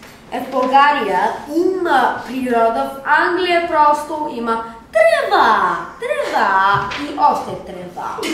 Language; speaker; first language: Bulgarian; early bilingual, other home language; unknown